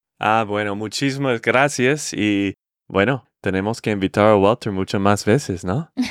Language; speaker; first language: Spanish; non-native, learner; English